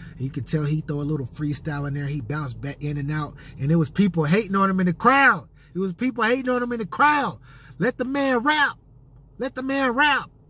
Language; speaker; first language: English; native; English